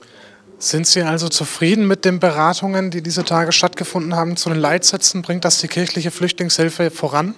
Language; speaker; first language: German; native; German